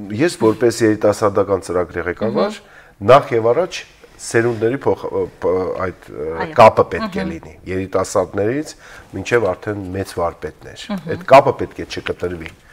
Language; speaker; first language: Armenian; native; Armenian